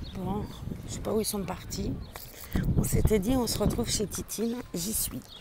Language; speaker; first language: French; native; French